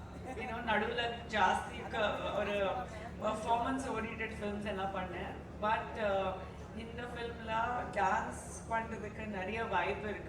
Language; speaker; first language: Tamil; non-native, fluent; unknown